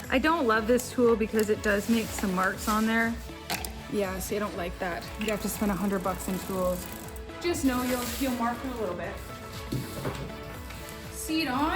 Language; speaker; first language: English; native; English